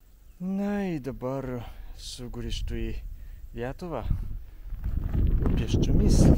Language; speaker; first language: Lithuanian; non-native, learner; Japanese